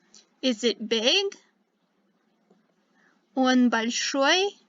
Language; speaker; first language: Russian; non-native, fluent; English